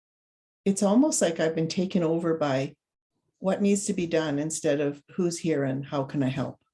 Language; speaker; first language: English; native; English